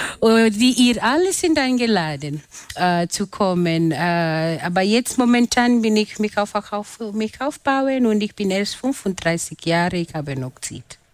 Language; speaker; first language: German; non-native, fluent; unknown